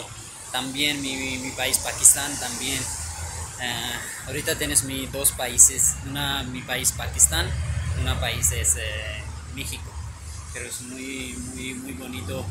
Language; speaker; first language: Spanish; non-native, learner; Urdu